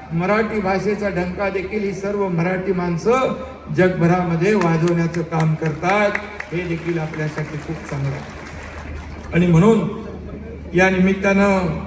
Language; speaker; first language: Marathi; native; Marathi